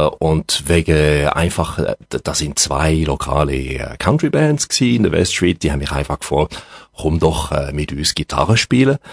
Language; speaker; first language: German; non-native, local second language; French